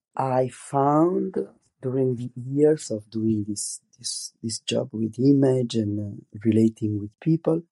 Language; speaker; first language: English; non-native, fluent; Italian